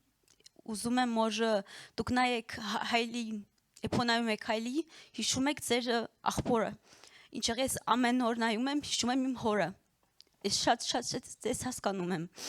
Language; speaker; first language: Armenian; early bilingual, heritage; Armenian